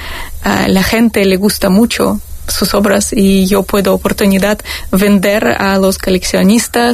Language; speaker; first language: Spanish; non-native, fluent; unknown